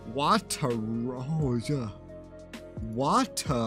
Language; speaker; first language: English; native; English